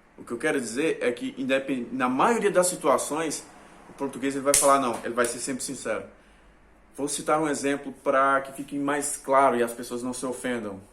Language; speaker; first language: Portuguese; native; Portuguese